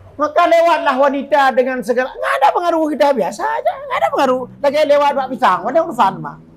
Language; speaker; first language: Malay; non-native, local second language; Achinese